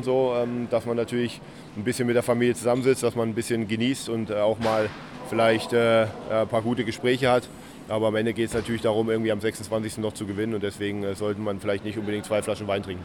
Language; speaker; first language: German; native; German